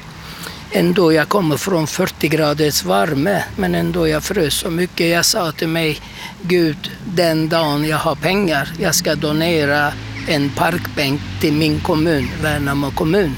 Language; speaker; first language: Swedish; non-native, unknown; Turkish